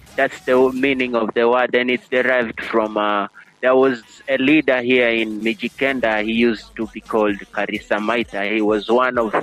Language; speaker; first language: English; non-native, local second language; Giryama